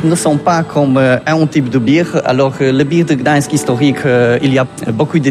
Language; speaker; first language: French; non-native, learner; Polish